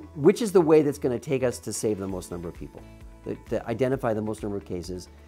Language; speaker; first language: English; native; English